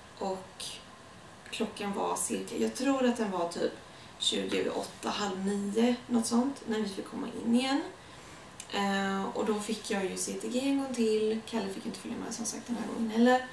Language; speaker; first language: Swedish; native; Swedish